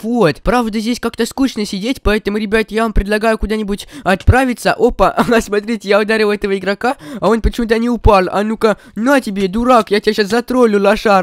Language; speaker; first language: Russian; native; Russian